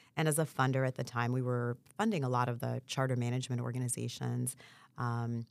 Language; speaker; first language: English; early bilingual, other home language; Haitian Creole